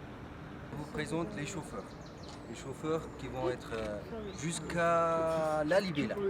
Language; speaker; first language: French; non-native, fluent; Amharic